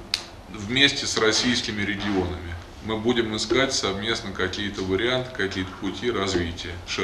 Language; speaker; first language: Russian; native; Russian